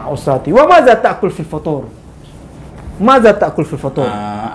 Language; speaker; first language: Arabic; non-native, fluent; Indonesian